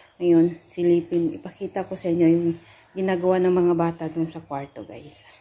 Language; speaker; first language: Filipino; non-native, local second language; Cebuano